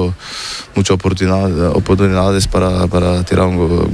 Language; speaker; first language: Spanish; non-native, learner; German